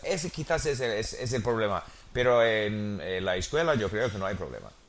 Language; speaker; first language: Spanish; non-native, learner; English